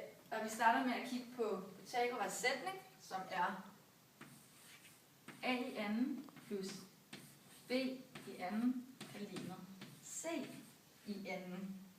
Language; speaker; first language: Danish; native; Danish